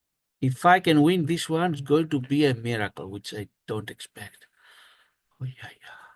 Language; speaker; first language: English; non-native, fluent; Greek